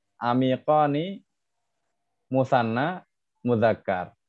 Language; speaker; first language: Arabic; non-native, fluent; Indonesian